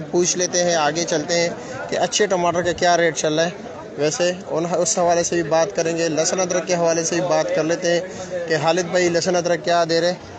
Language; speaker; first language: Urdu; non-native, local second language; Pashto